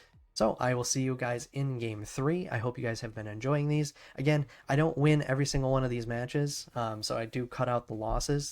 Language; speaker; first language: English; native; English